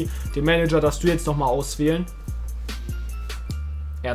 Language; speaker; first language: German; early bilingual, other home language; Turkish